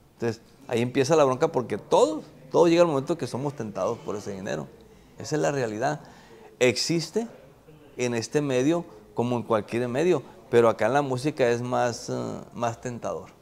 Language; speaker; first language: Spanish; native; Spanish